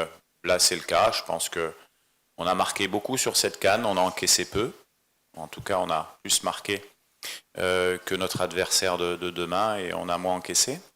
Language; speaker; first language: French; native; French